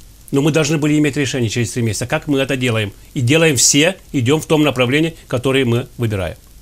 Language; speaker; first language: Russian; non-native, fluent; Romanian